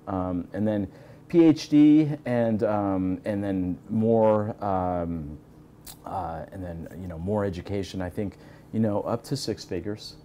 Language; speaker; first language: English; native; English